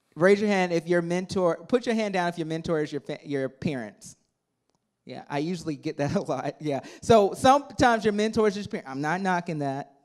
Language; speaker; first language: English; native; English